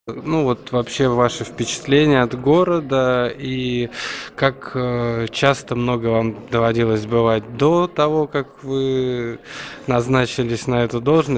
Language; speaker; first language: Russian; native; Russian